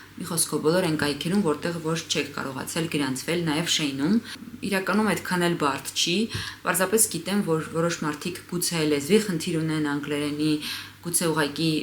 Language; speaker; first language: Armenian; native; Armenian